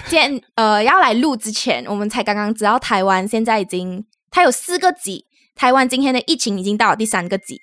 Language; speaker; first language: Chinese; native; Chinese